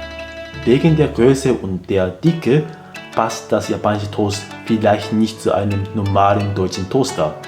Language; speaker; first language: German; non-native, fluent; Japanese